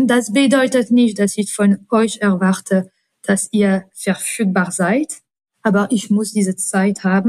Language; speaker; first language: German; non-native, fluent; French